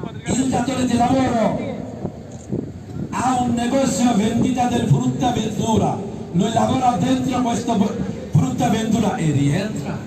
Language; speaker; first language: Italian; non-native, fluent; Bangla